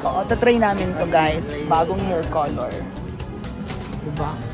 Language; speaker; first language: Filipino; native; Filipino